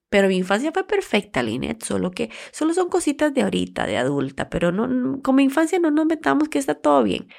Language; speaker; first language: Spanish; native; Spanish